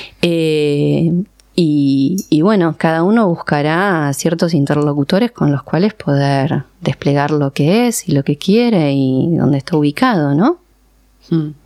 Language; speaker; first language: Spanish; early bilingual, other home language; Persian